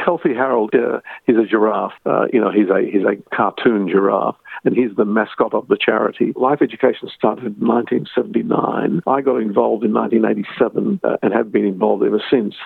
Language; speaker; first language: English; early bilingual, other home language; Arabic